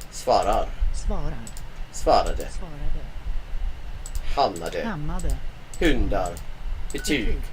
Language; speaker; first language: Swedish; non-native, learner; English